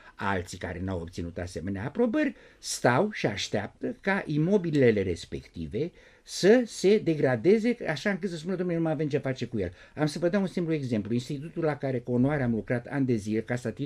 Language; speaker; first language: Romanian; native; Romanian